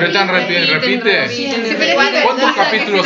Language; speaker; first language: Spanish; early bilingual, other home language; Korean